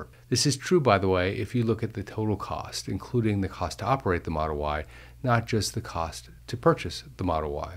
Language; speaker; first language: English; native; English